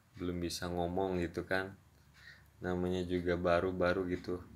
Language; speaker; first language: Indonesian; non-native, local second language; Sundanese